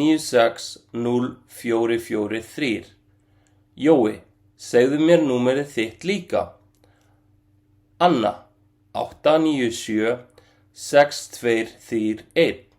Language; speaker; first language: Icelandic; non-native, fluent; Arabic